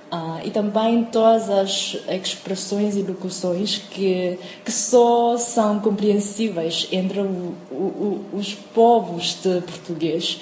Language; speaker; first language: Portuguese; non-native, fluent; Chinese